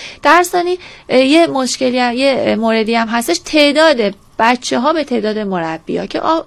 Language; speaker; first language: Persian; non-native, local second language; Azerbaijani